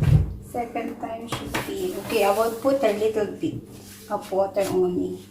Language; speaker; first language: English; non-native, local second language; Filipino